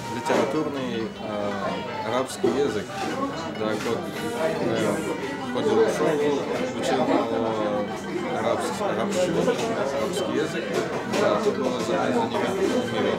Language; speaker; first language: Slovenian; non-native, learner; Russian